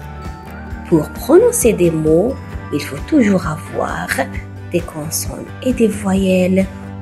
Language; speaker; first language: French; non-native, local second language; Arabic